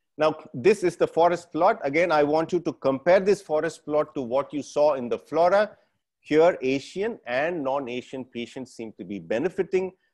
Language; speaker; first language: English; non-native, local second language; Tamil